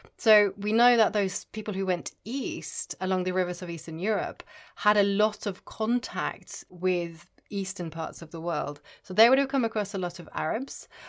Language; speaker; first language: English; non-native, fluent; Norwegian